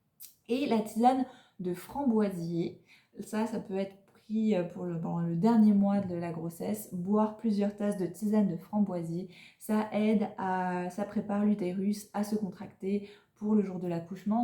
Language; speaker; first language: French; native; French